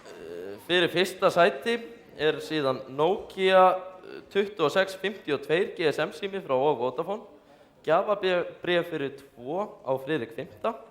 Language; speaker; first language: Icelandic; native; Icelandic